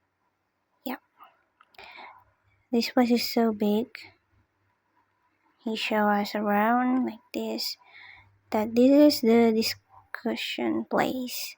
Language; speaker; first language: English; non-native, learner; Indonesian